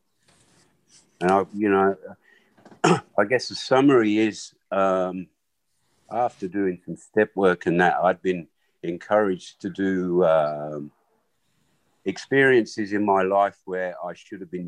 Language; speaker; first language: English; non-native, local second language; Swahili